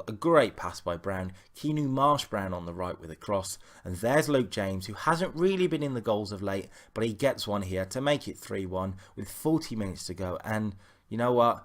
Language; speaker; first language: English; native; English